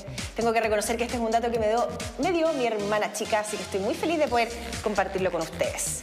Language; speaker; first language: Spanish; native; Spanish